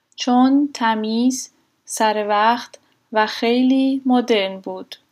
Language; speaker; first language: Persian; non-native, fluent; German